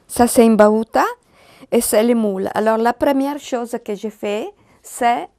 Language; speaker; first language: French; non-native, learner; Italian